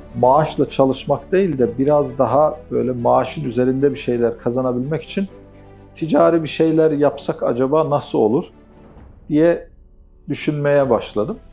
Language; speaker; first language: Turkish; native; Turkish